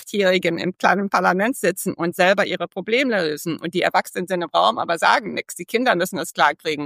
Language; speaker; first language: German; early bilingual, heritage; English